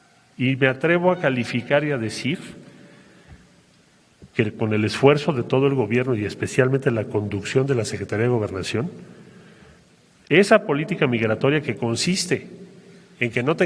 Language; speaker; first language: Spanish; native; Spanish